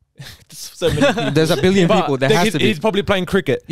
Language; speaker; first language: English; native; English